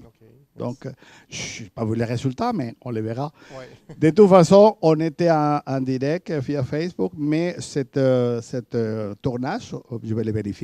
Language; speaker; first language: French; native; French